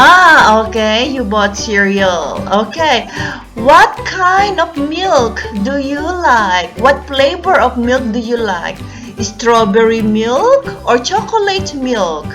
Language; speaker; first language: English; non-native, learner; Thai